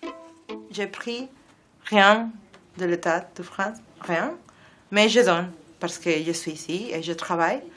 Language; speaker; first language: French; non-native, learner; Spanish